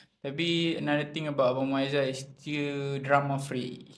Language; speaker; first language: English; non-native, local second language; Malay